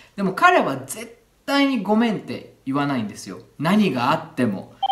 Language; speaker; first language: Japanese; native; Japanese